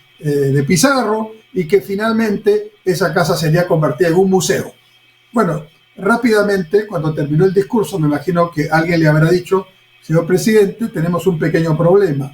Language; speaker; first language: Spanish; native; Spanish